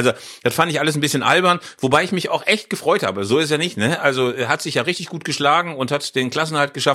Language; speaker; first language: German; native; German